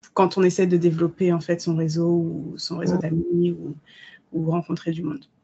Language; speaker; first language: French; native; French